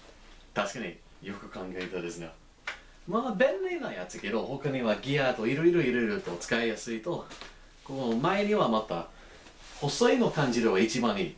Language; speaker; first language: Japanese; non-native, learner; English